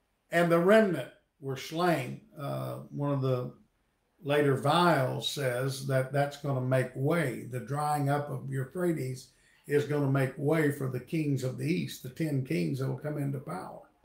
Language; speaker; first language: English; native; English